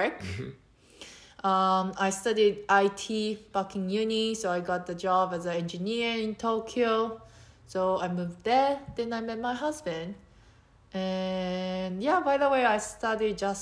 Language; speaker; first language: English; non-native, fluent; Japanese